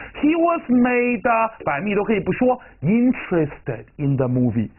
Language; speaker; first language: English; non-native, fluent; Chinese